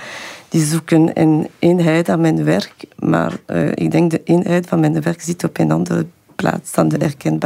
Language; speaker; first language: Dutch; non-native, local second language; French